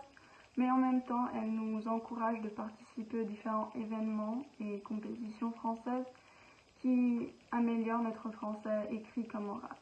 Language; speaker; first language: French; non-native, fluent; Slovenian